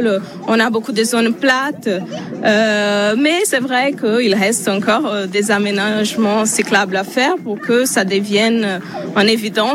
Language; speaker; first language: French; non-native, fluent; Portuguese